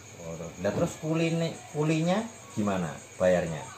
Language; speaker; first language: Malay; non-native, local second language; Javanese